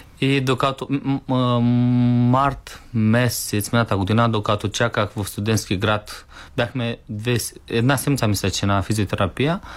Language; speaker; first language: Bulgarian; non-native, learner; Romanian